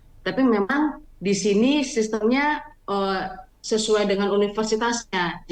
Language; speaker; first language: Indonesian; native; Indonesian